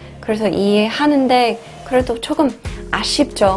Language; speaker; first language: Korean; non-native, fluent; English